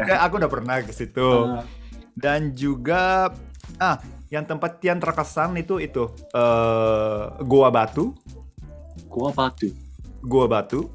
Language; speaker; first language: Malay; non-native, fluent; Japanese